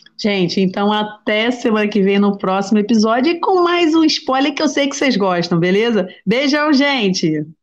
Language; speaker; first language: Portuguese; native; Portuguese